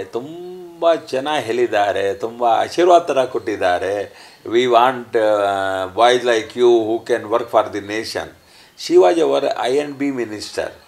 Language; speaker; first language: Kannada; non-native, learner; Hindi